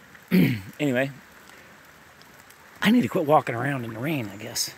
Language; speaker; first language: English; native; English